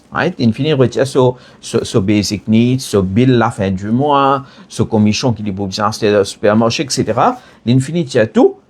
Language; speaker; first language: French; non-native, learner; Morisyen